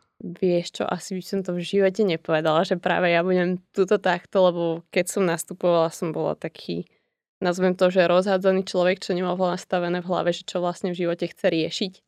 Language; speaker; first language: Slovak; native; Slovak